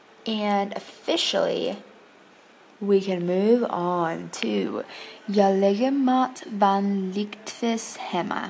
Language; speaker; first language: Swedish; non-native, learner; English